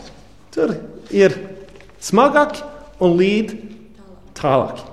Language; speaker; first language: Latvian; non-native, learner; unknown